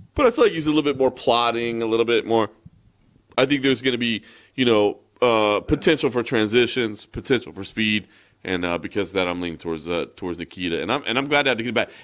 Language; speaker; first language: English; native; English